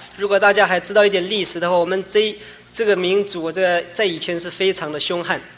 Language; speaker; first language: Chinese; non-native, local second language; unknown